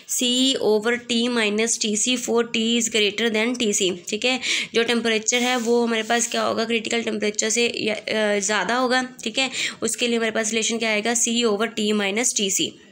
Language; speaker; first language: Hindi; non-native, local second language; Punjabi